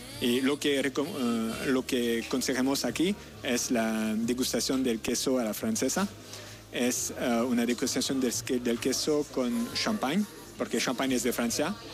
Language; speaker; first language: Spanish; non-native, learner; French